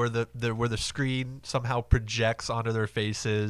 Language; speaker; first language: English; native; English